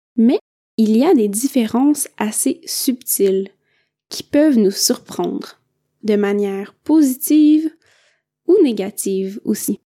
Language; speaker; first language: French; native; French